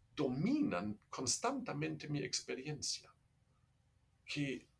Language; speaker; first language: Spanish; non-native, fluent; German